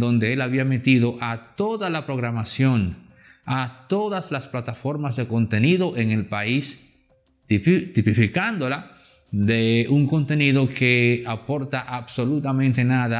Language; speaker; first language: Spanish; native; Spanish